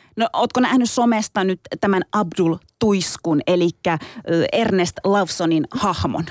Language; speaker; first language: Finnish; early bilingual, other home language; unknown